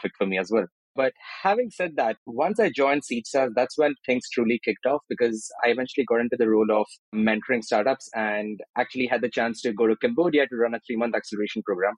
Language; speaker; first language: English; non-native, local second language; Telugu